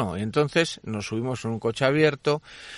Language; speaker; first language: Spanish; native; Spanish